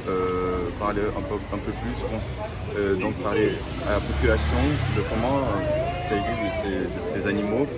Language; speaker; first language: French; non-native, fluent; Portuguese